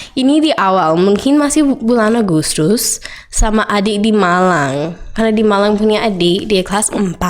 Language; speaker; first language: Indonesian; non-native, learner; English